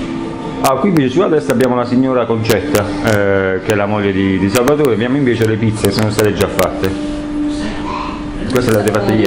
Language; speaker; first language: Italian; native; Italian